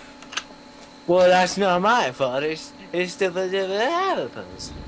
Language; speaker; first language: English; native; English